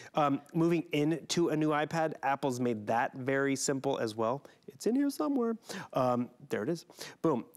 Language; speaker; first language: English; native; English